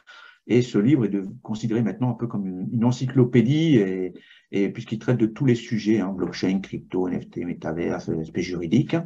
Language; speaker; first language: French; native; French